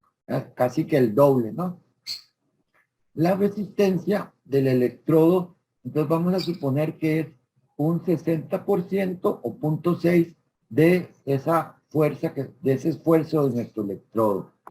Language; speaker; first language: Spanish; native; Spanish